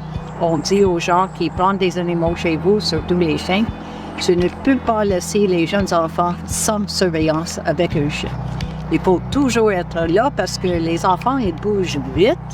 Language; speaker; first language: French; non-native, local second language; English